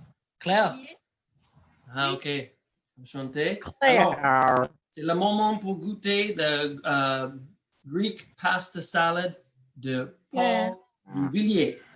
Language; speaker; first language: French; non-native, learner; English